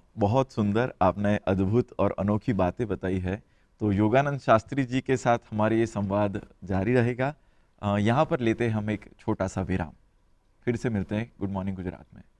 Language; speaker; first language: Hindi; non-native, local second language; Gujarati